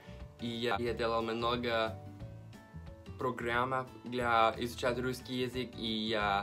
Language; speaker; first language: Russian; non-native, learner; English